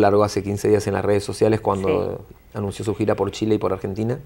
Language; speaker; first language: Spanish; native; Spanish